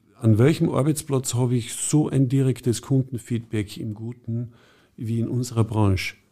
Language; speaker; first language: German; native; German